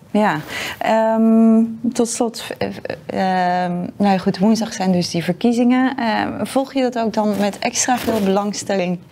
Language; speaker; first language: Dutch; native; Dutch